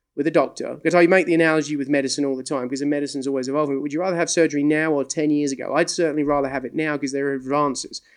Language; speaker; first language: English; native; English